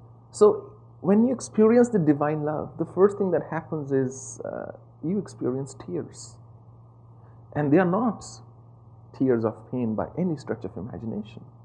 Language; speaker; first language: English; non-native, local second language; Hindi